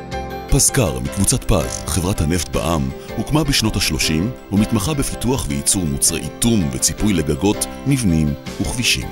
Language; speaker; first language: Hebrew; native; Hebrew